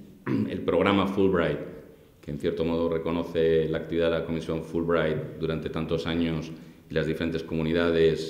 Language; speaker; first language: Spanish; native; Spanish